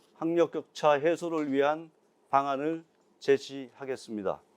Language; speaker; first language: Korean; native; Korean